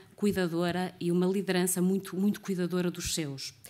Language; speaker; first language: Portuguese; native; Portuguese